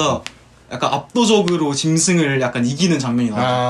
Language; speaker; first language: Korean; native; Korean